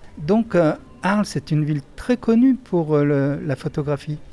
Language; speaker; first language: French; native; French